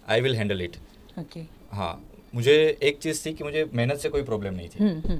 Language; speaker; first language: Hindi; non-native, local second language; Gujarati